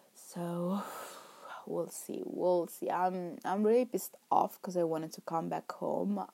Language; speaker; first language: English; non-native, fluent; Italian